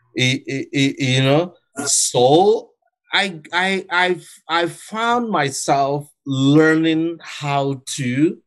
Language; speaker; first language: English; non-native, local second language; Igbo